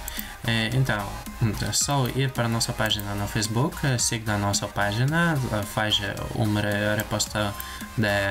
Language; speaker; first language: Portuguese; non-native, learner; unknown